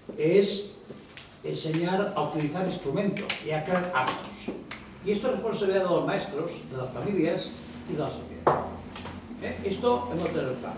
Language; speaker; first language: Spanish; non-native, local second language; Catalan